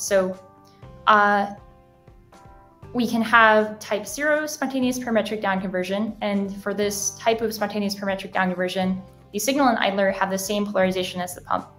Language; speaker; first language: English; native; English